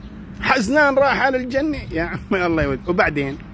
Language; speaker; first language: Arabic; native; Arabic